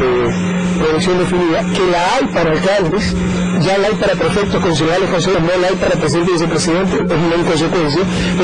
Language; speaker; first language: Spanish; native; Spanish